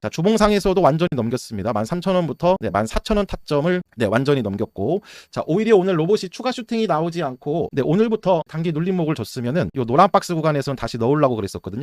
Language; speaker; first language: Korean; native; Korean